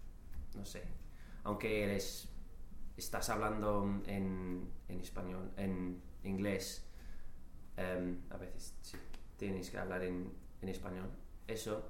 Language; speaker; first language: Spanish; non-native, learner; English